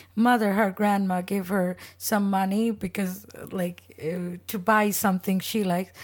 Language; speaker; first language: English; non-native, local second language; Bangla